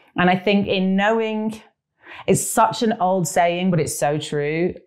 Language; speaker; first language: English; native; English